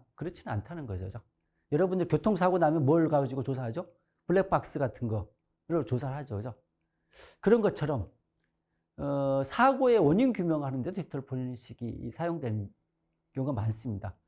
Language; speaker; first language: Korean; native; Korean